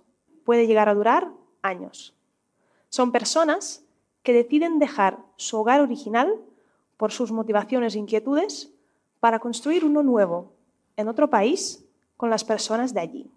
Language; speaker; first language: Spanish; non-native, fluent; Russian